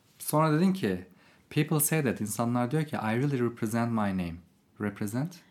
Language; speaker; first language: English; non-native, fluent; Turkish